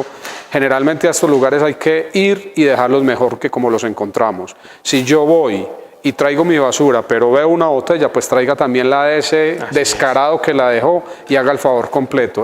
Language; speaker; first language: Spanish; native; Spanish